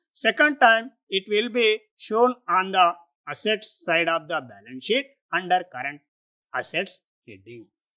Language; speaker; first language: English; non-native, local second language; Telugu